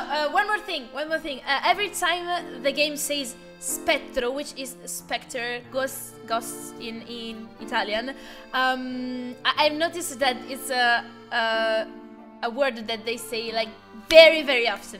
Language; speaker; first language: English; non-native, learner; Italian